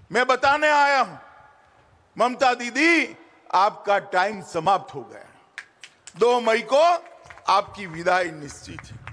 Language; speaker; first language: Hindi; native; Hindi